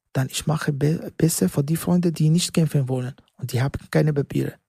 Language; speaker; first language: German; non-native, learner; Arabic